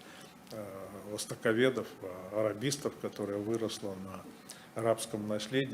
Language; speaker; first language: Russian; native; Russian